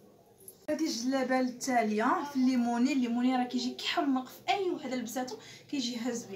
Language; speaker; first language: Arabic; native; Arabic